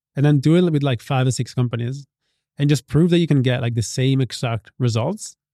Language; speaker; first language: English; non-native, fluent; Italian